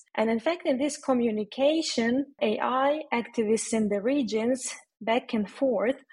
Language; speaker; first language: English; non-native, fluent; Ukrainian